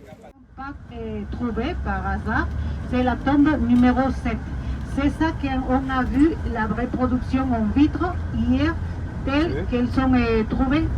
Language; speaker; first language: French; non-native, fluent; Spanish